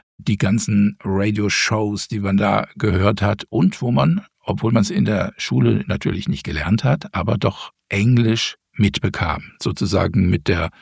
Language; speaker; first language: German; native; German